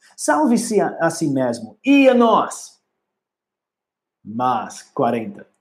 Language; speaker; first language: Portuguese; non-native, learner; English